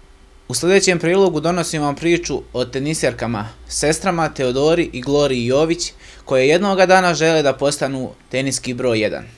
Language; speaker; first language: Serbian; native; Serbian